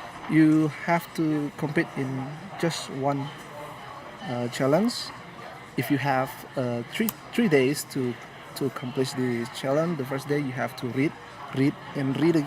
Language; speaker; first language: English; non-native, learner; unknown